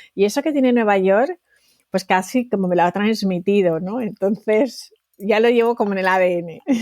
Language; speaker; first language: Spanish; native; Spanish